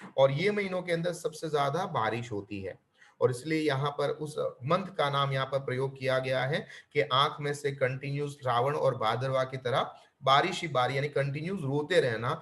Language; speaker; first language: Hindi; non-native, local second language; Gujarati